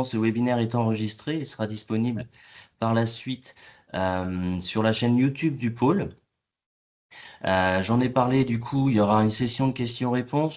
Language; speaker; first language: French; native; French